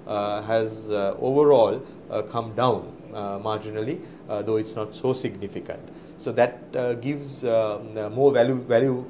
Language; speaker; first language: English; non-native, local second language; Sinhala